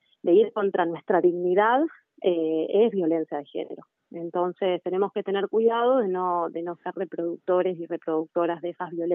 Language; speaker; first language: Spanish; native; Spanish